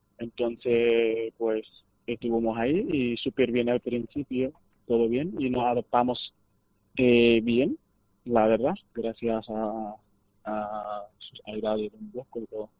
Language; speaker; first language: Spanish; non-native, fluent; Wolof